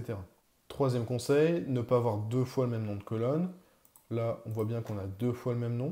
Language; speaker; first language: French; native; French